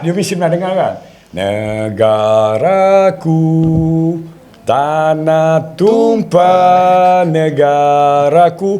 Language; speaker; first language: Malay; native; Malay